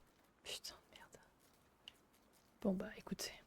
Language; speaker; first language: French; native; French